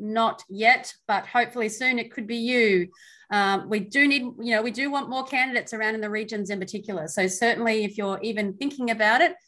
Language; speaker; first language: English; native; English